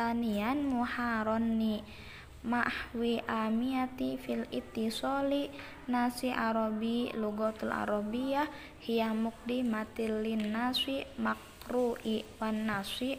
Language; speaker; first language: Arabic; non-native, learner; Indonesian